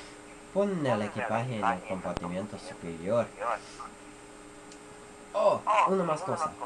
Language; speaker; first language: Spanish; non-native, learner; English